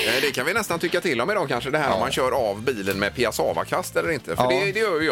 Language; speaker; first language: Swedish; native; Swedish